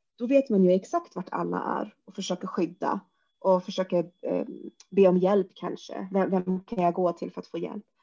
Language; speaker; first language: Swedish; early bilingual, other home language; Arabic